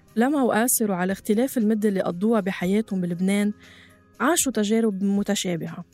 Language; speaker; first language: Arabic; native; Arabic